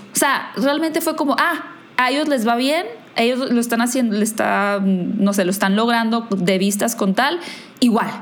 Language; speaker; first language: Spanish; native; Spanish